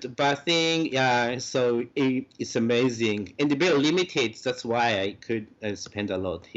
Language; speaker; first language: English; non-native, fluent; Japanese